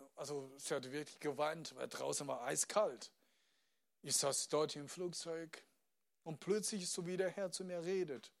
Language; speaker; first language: German; non-native, fluent; Chinese